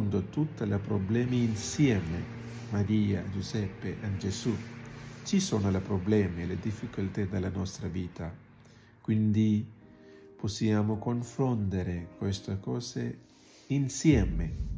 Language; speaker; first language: Italian; non-native, learner; Malayalam